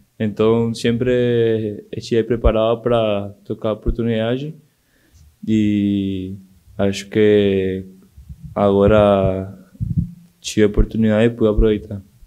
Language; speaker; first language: Portuguese; non-native, local second language; Spanish